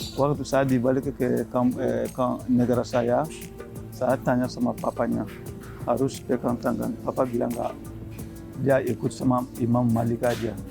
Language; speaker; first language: Indonesian; non-native, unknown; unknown